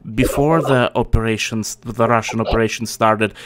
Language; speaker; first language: English; non-native, fluent; Russian